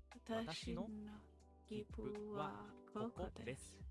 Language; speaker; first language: Japanese; non-native, learner; English